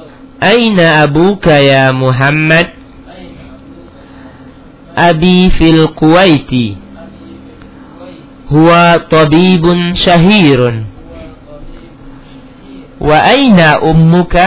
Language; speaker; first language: Arabic; non-native, fluent; Indonesian